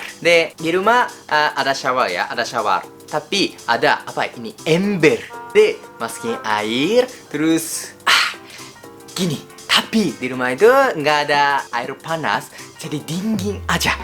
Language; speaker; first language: Indonesian; non-native, learner; Japanese